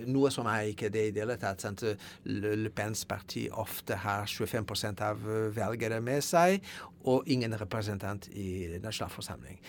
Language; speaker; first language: Norwegian; non-native, fluent; French